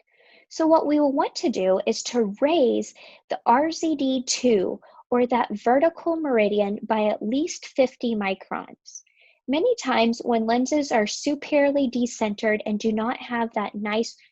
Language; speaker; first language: English; native; English